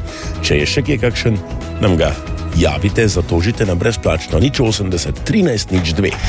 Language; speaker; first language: Slovenian; native; Slovenian